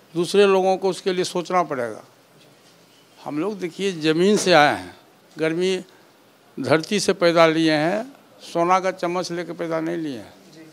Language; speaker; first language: Hindi; native; Hindi